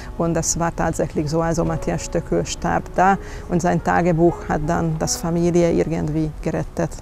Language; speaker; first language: German; non-native, fluent; Hungarian